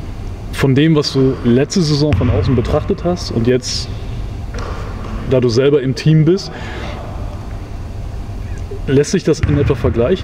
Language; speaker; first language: German; native; German